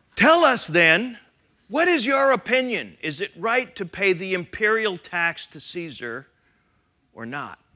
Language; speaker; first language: English; native; English